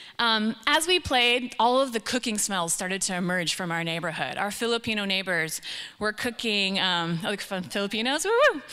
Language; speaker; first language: English; native; English